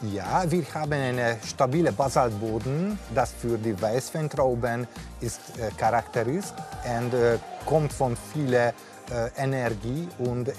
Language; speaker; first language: German; non-native, learner; Hungarian